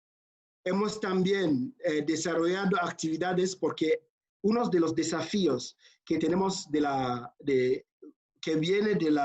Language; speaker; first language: Spanish; non-native, fluent; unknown